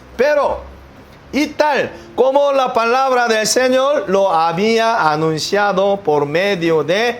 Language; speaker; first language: Spanish; non-native, learner; Korean